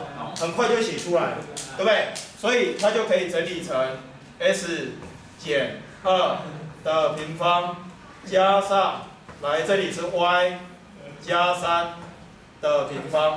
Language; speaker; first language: Chinese; native; Chinese